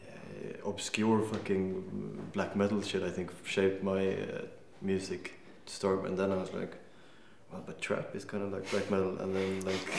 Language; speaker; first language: English; non-native, fluent; Danish